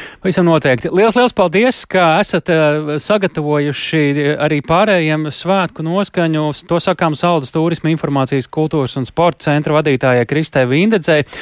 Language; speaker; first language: Latvian; native; Latvian